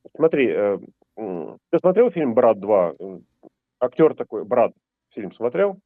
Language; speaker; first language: Russian; native; Russian